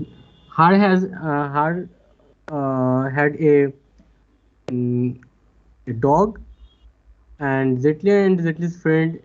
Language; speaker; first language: English; non-native, learner; Bangla